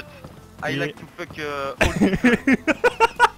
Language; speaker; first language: English; non-native, learner; French